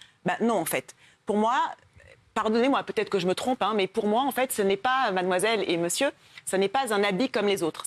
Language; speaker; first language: French; native; French